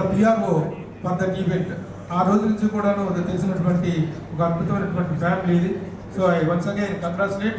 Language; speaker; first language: Telugu; native; Telugu